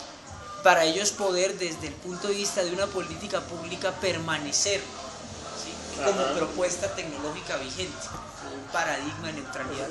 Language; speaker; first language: Spanish; native; Spanish